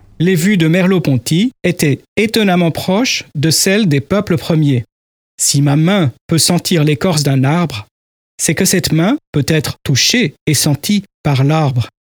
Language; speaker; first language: French; native; French